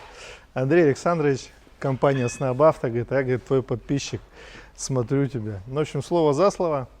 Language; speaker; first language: Russian; native; Russian